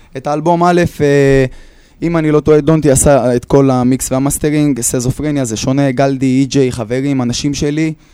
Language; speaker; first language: Hebrew; early bilingual, other home language; Russian